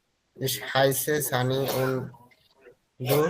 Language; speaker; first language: German; non-native, learner; Bangla